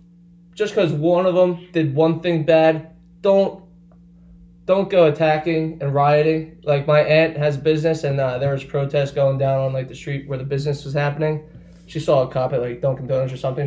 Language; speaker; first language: English; native; English